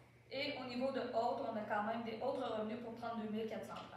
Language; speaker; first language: French; native; French